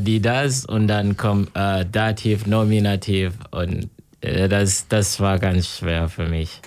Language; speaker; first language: German; non-native, learner; Kinyarwanda